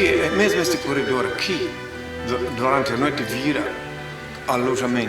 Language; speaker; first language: Portuguese; native; Portuguese